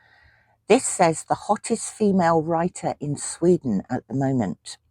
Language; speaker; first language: English; native; English